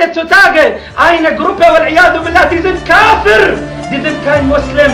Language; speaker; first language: German; non-native, fluent; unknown